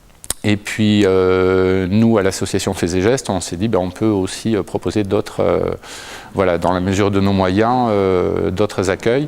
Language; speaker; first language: French; native; French